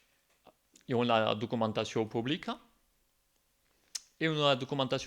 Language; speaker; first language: Catalan; non-native, local second language; French